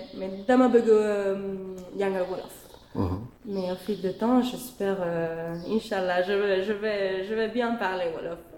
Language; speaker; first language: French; non-native, fluent; Spanish